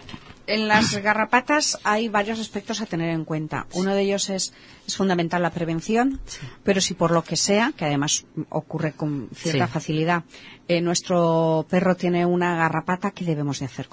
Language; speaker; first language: Spanish; native; Spanish